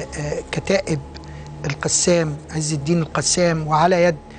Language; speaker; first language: Arabic; native; Arabic